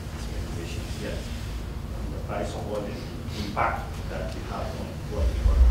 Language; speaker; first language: English; non-native, fluent; Morisyen